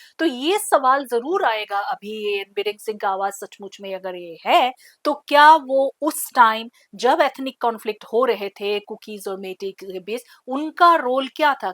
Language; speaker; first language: Hindi; non-native, local second language; Assamese